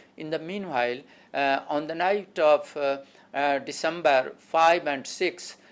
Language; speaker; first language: English; non-native, local second language; Hindi